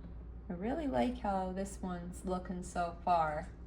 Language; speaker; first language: English; native; English